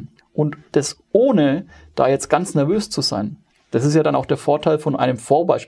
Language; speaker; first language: German; native; German